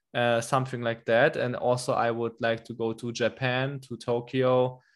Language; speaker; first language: English; non-native, fluent; German